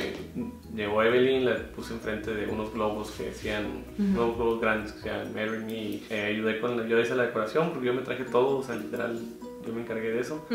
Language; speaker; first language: Spanish; native; Spanish